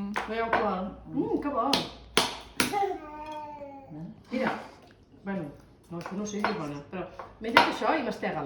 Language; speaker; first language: Catalan; native; Catalan